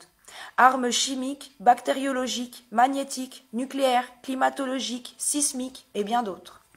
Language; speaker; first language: French; native; French